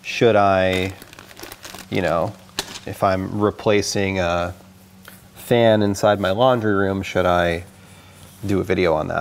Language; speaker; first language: English; native; English